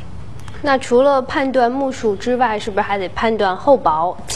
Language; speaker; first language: Chinese; native; Chinese